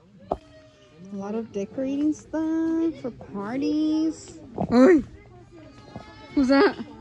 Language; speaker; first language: English; early bilingual, other home language; Spanish